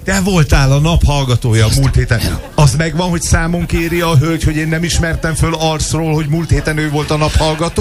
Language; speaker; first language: Hungarian; native; Hungarian